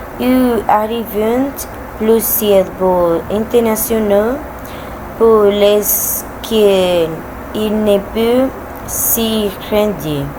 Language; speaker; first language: French; non-native, learner; Spanish